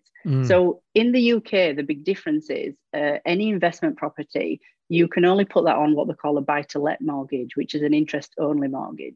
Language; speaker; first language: English; native; English